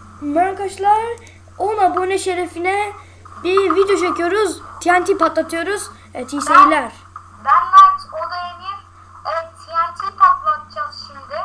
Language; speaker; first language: Turkish; native; Turkish